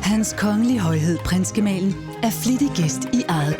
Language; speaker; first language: Danish; native; Danish